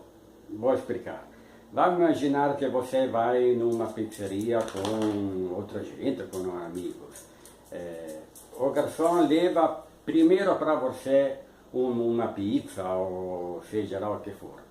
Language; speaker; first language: Portuguese; non-native, fluent; Italian